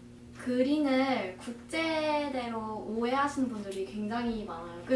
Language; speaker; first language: Korean; early bilingual, heritage; Korean